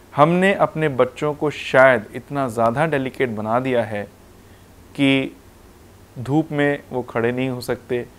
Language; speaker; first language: Hindi; non-native, local second language; Punjabi